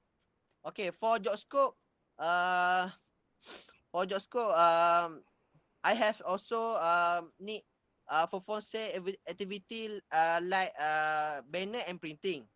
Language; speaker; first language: English; non-native, local second language; Malay